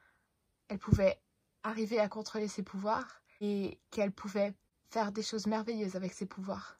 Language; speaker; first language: French; native; French